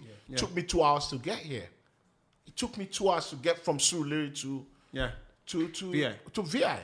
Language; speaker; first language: English; non-native, local second language; Ibibio